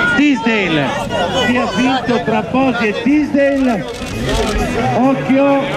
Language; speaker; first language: Italian; native; Italian